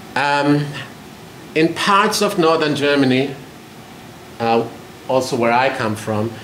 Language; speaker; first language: English; non-native, fluent; German